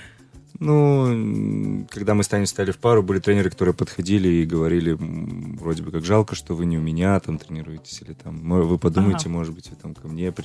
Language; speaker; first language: Russian; native; Russian